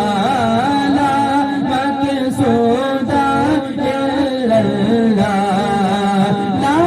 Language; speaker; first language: Urdu; native; Urdu